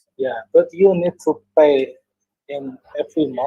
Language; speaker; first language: English; non-native, learner; Indonesian